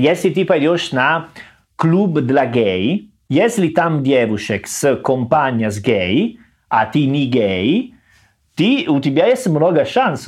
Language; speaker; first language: Russian; non-native, learner; Italian